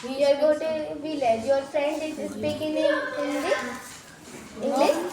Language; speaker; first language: English; non-native, learner; Hindi